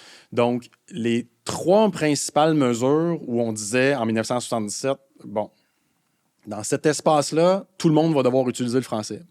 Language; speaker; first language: French; native; French